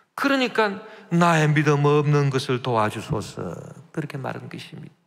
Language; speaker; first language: Korean; native; Korean